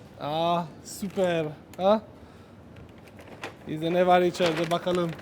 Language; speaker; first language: Turkish; non-native, learner; Italian